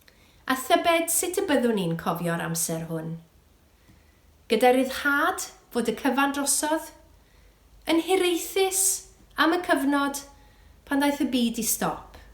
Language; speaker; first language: Welsh; native; Welsh